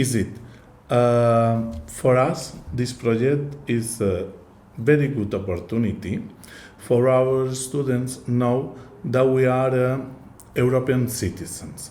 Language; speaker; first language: English; non-native, learner; Catalan